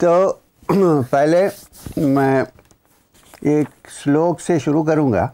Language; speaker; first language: Hindi; non-native, local second language; Malayalam